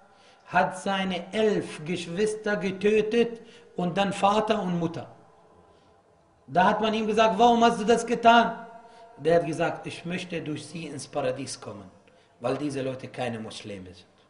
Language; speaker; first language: German; non-native, fluent; Arabic